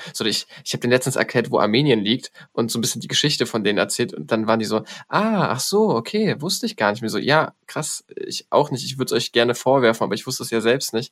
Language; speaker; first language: German; native; German